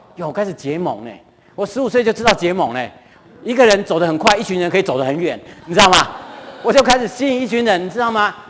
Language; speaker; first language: Chinese; non-native, local second language; Hakka Chinese